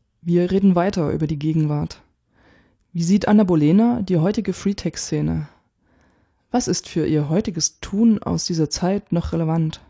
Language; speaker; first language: German; native; German